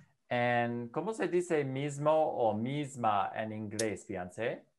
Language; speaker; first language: Spanish; non-native, fluent; English